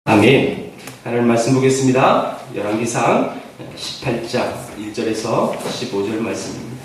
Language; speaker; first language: Korean; native; Korean